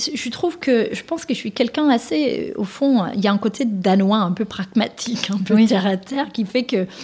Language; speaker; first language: French; non-native, fluent; Danish